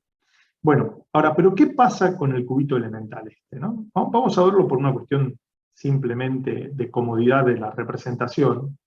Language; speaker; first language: Spanish; native; Spanish